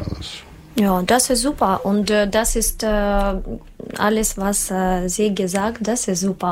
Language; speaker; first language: German; non-native, learner; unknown